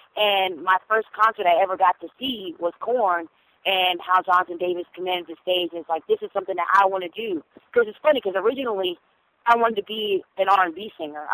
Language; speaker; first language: English; non-native, fluent; German